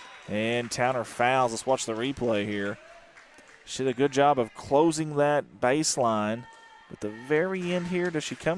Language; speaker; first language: English; native; English